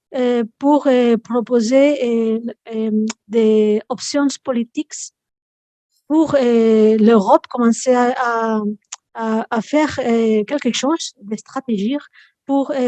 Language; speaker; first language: French; non-native, fluent; Spanish